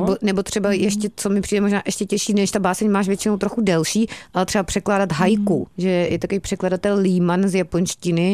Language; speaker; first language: Czech; native; Czech